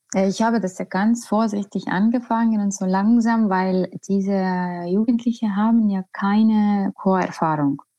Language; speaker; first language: German; non-native, fluent; Estonian